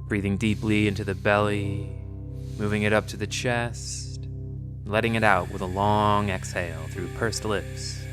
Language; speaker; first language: English; native; English